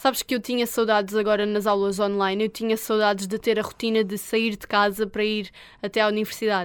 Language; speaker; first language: Portuguese; native; Portuguese